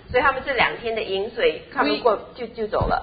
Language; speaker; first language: Chinese; native; Chinese